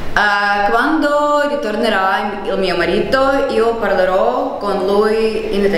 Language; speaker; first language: Italian; non-native, learner; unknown